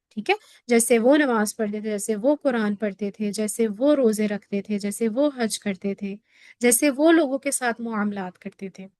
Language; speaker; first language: Urdu; native; Urdu